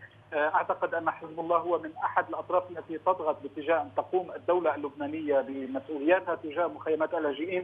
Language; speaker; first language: Arabic; native; Arabic